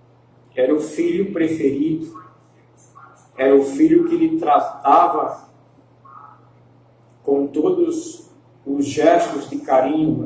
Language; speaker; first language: Portuguese; native; Portuguese